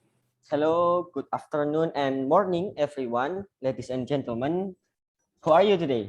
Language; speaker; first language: English; non-native, learner; Indonesian